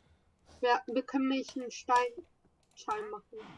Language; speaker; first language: German; native; German